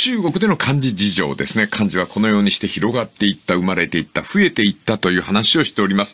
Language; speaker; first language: Japanese; native; Japanese